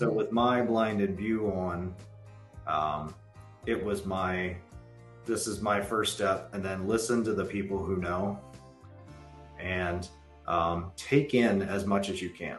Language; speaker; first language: English; native; English